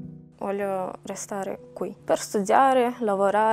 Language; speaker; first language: Italian; non-native, learner; Ukrainian